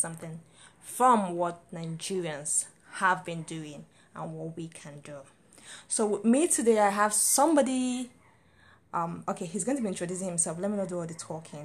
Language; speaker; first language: English; non-native, local second language; Igbo